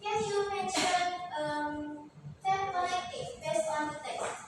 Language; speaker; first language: English; non-native, learner; Indonesian